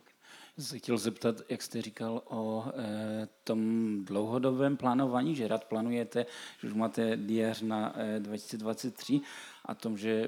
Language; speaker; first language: Czech; native; Czech